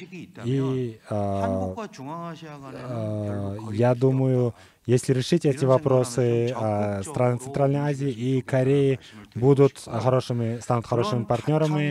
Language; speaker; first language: Russian; non-native, fluent; Korean